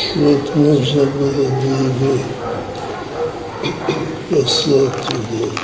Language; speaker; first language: Russian; non-native, local second language; Georgian